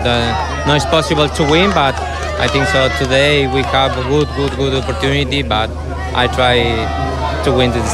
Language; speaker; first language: English; non-native, learner; Spanish